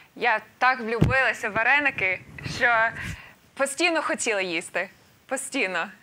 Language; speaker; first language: Ukrainian; non-native, fluent; English